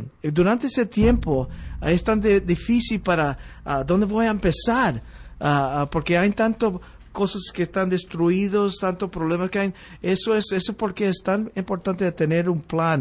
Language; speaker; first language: Spanish; early bilingual, heritage; Spanish